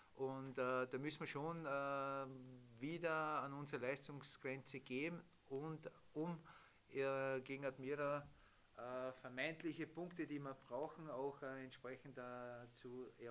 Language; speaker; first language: German; native; German